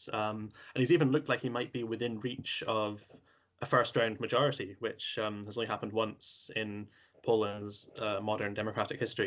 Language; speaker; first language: English; native; English